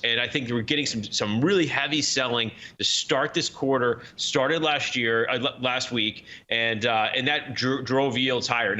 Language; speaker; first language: English; native; English